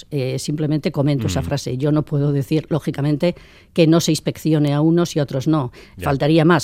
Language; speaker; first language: Spanish; native; Spanish